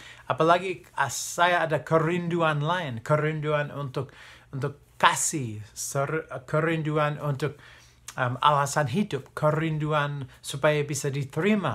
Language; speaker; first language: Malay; non-native, fluent; English